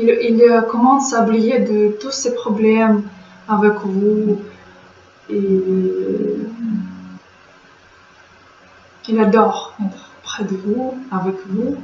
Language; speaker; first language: French; non-native, fluent; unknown